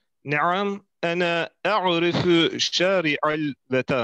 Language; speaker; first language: Arabic; non-native, learner; Turkish